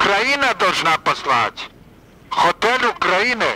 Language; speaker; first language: Russian; non-native, fluent; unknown